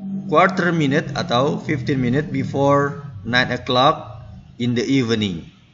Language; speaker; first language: English; non-native, learner; Indonesian